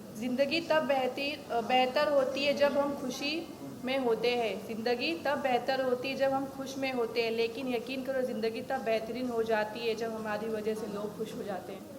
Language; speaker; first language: Hindi; native; Hindi